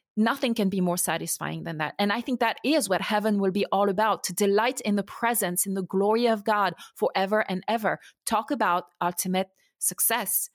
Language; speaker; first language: English; non-native, fluent; French